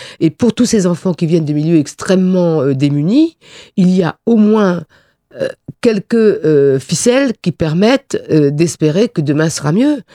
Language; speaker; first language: French; non-native, local second language; Réunion Creole French